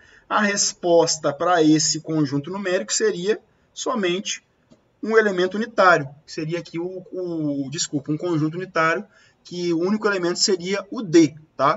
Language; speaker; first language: Portuguese; native; Portuguese